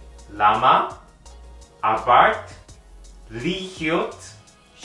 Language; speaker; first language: Hebrew; non-native, learner; Korean